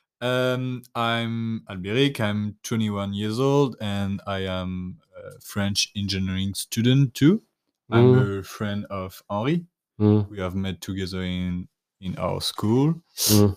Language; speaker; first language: English; non-native, learner; French